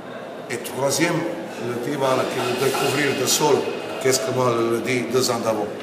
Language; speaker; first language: French; non-native, learner; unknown